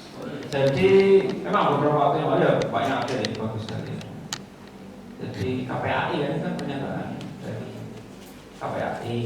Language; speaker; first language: Indonesian; native; Indonesian